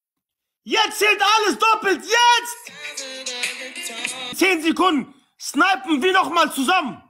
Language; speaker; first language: German; non-native, local second language; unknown